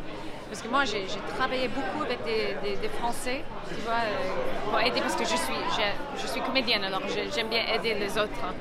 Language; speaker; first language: French; non-native, fluent; English